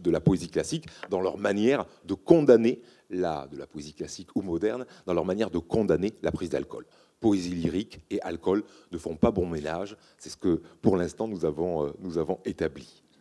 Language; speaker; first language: French; native; French